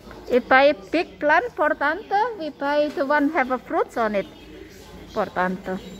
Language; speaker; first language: English; non-native, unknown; Indonesian